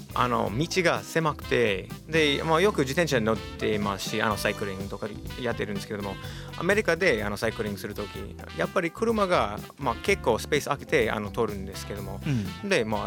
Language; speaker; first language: Japanese; non-native, fluent; English